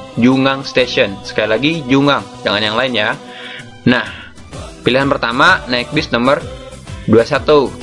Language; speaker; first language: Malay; native; Malay